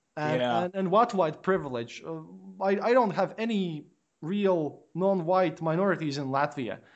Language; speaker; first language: English; non-native, fluent; Latvian